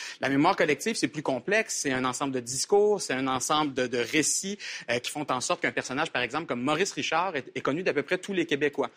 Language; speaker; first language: French; native; French